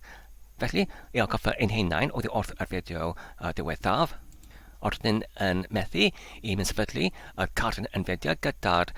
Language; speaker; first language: Welsh; non-native, learner; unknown